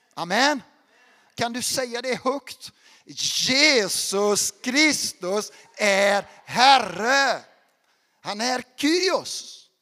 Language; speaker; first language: Swedish; non-native, fluent; Portuguese